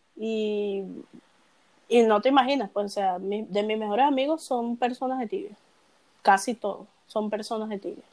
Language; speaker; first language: Spanish; native; Spanish